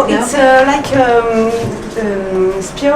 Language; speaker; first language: English; non-native, learner; French